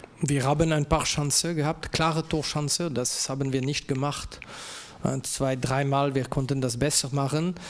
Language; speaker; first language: German; non-native, local second language; French